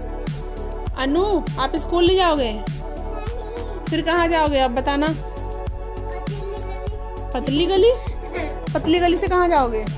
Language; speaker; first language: Hindi; native; Hindi